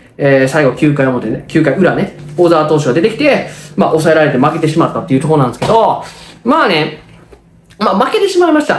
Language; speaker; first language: Japanese; native; Japanese